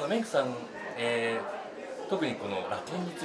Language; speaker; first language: Japanese; native; Japanese